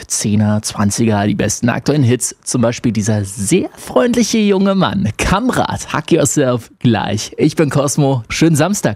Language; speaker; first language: German; native; German